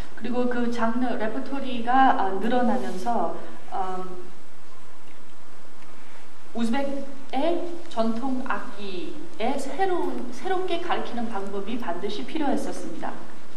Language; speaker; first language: Korean; native; Korean